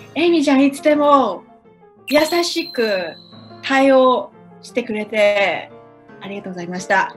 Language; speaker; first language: Japanese; non-native, fluent; Cantonese